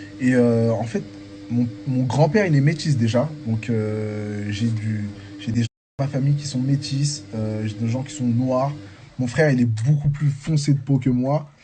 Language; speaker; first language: French; native; French